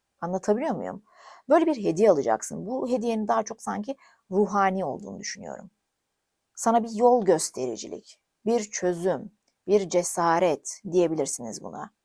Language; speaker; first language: Turkish; native; Turkish